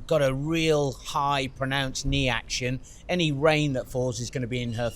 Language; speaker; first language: English; native; English